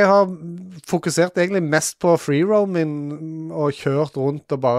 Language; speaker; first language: Norwegian; native; Norwegian